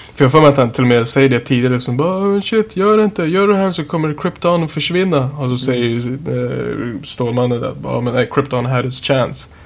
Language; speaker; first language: Swedish; native; Swedish